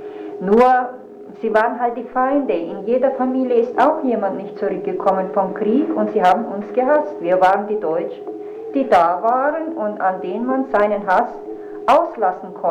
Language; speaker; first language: German; early bilingual, heritage; German